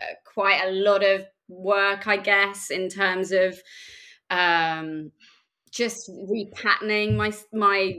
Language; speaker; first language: English; native; English